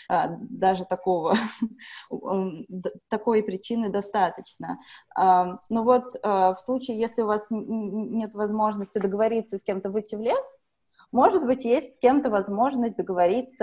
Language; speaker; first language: Russian; native; Russian